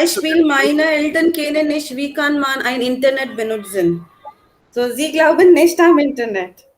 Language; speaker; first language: German; non-native, learner; Hindi